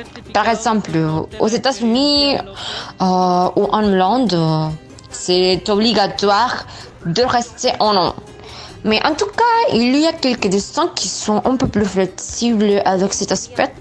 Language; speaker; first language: French; non-native, learner; Spanish